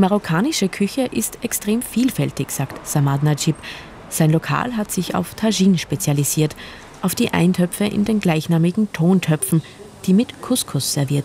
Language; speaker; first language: German; native; German